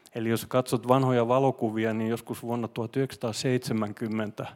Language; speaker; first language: Finnish; non-native, local second language; Swedish